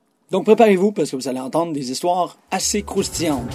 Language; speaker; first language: French; native; French